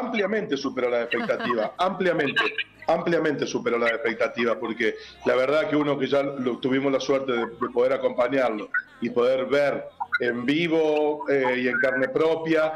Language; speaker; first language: Spanish; native; Spanish